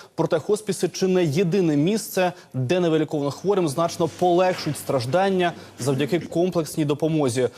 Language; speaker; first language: Ukrainian; native; Ukrainian